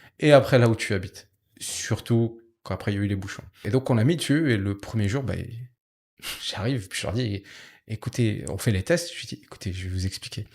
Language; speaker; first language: French; native; French